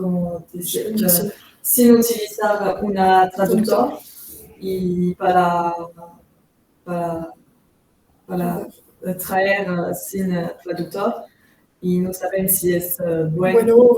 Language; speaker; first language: Spanish; non-native, learner; French